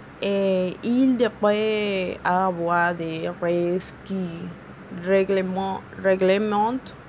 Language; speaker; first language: French; non-native, learner; Spanish